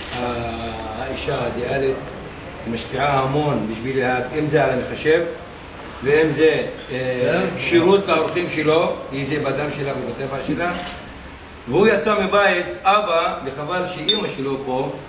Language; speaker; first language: Hebrew; non-native, local second language; Arabic